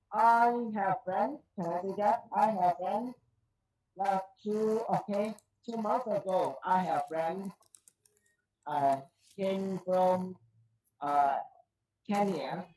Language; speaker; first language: English; non-native, learner; Chinese